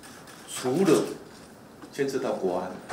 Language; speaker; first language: Chinese; native; Chinese